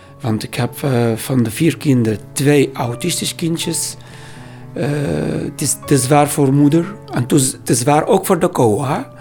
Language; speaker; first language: Dutch; non-native, learner; Arabic